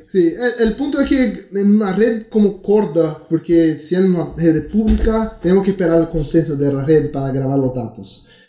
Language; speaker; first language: Spanish; non-native, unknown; Portuguese